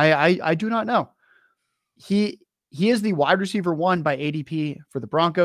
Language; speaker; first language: English; native; English